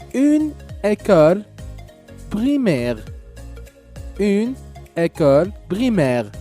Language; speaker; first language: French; non-native, local second language; Arabic